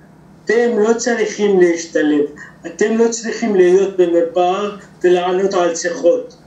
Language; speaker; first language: Hebrew; non-native, local second language; Arabic